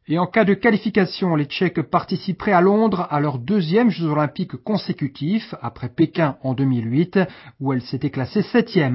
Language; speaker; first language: French; native; French